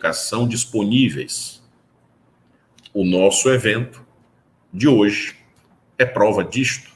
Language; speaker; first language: Portuguese; native; Portuguese